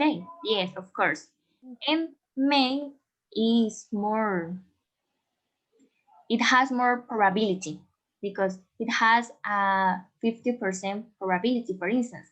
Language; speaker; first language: English; non-native, learner; Spanish